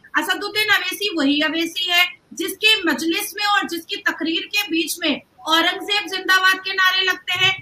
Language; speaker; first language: Hindi; native; Hindi